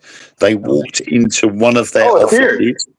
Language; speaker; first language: English; native; English